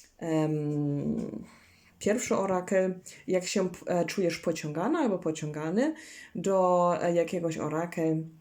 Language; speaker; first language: Polish; non-native, learner; German